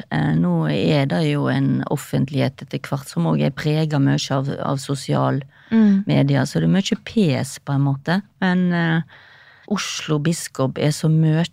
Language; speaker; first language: Norwegian; native; Norwegian